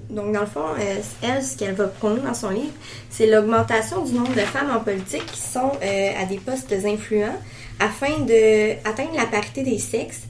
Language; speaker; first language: French; native; French